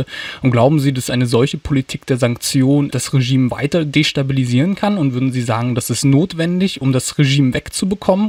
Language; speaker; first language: German; native; German